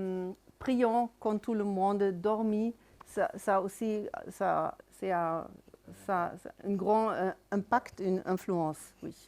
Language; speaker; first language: French; non-native, fluent; German